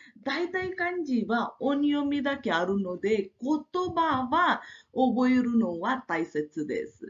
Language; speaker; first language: Japanese; non-native, fluent; Marathi